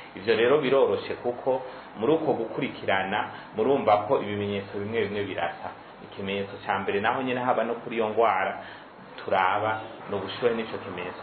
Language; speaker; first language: Rundi; native; Rundi